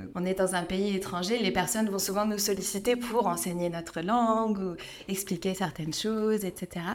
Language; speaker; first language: French; native; French